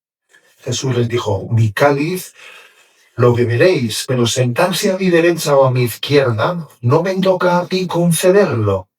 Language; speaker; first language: Spanish; native; Spanish